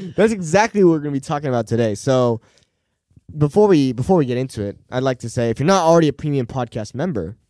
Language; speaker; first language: English; native; English